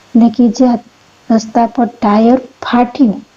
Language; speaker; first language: Hindi; non-native, local second language; Gujarati